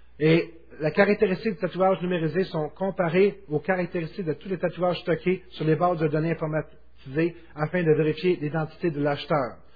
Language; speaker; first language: French; native; French